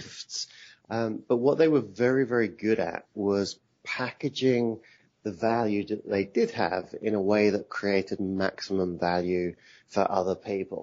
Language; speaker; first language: English; native; English